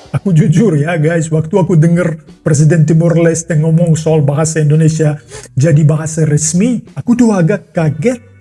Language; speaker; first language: Indonesian; non-native, fluent; Russian